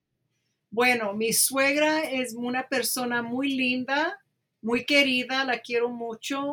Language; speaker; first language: Spanish; early bilingual, heritage; Spanish